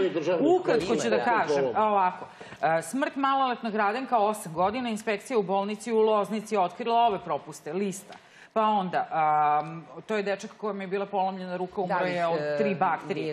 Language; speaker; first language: Serbian; native; Serbian